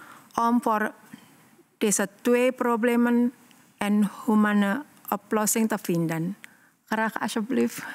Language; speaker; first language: Dutch; non-native, learner; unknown